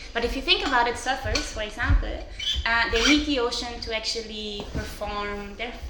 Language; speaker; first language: English; non-native, fluent; German